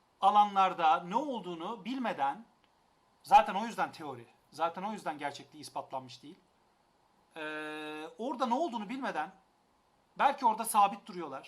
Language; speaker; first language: Turkish; native; Turkish